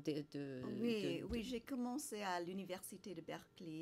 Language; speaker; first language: French; non-native, fluent; English